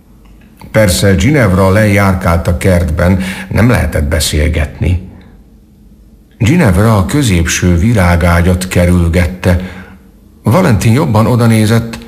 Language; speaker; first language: Hungarian; native; Hungarian